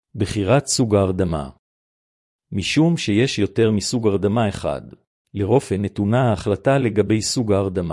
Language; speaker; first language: Hebrew; native; Hebrew